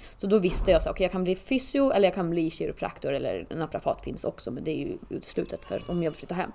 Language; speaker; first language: Swedish; native; Swedish